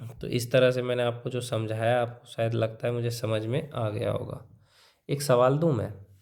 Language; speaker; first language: Hindi; native; Hindi